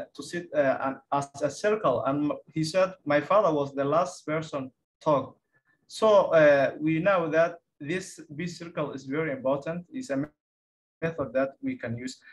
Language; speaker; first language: English; non-native, fluent; Somali